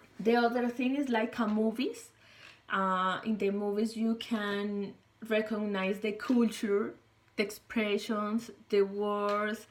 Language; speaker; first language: English; non-native, learner; Spanish